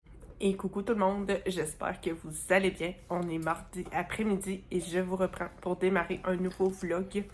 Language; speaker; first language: French; native; French